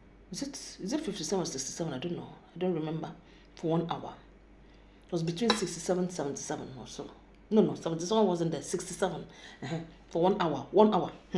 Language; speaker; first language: English; non-native, local second language; Ibibio